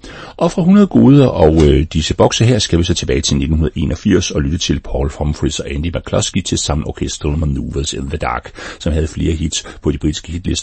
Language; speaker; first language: Danish; native; Danish